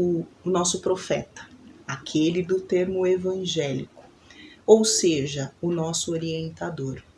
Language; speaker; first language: Portuguese; native; Portuguese